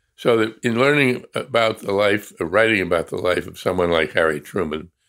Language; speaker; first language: English; native; English